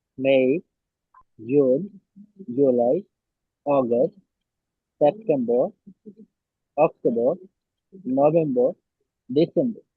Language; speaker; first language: English; non-native, learner; Bangla